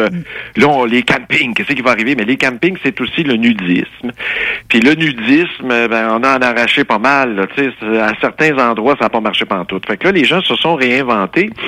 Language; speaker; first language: French; native; French